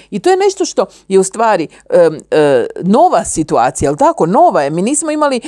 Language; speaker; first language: Croatian; native; Croatian